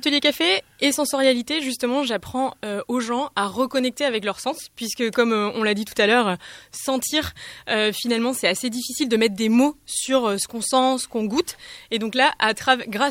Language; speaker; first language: French; native; French